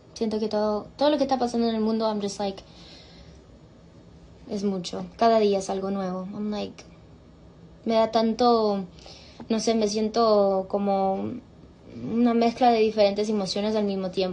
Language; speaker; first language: Spanish; early bilingual, heritage; Spanish